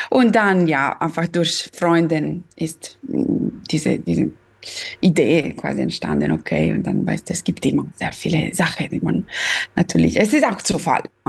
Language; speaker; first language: German; non-native, fluent; Italian